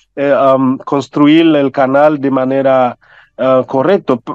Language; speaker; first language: Spanish; non-native, fluent; Haitian Creole